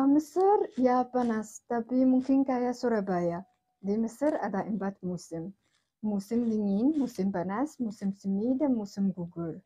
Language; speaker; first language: Indonesian; non-native, fluent; Arabic